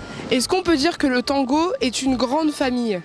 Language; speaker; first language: French; native; French